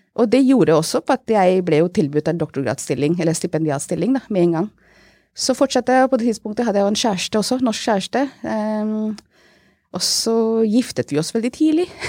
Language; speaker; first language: Norwegian; non-native, fluent; Hindi